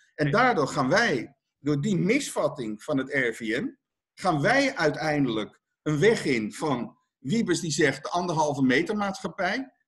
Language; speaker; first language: Dutch; native; Dutch